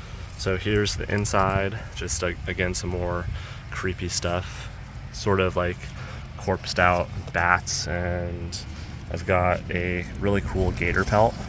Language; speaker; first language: English; native; English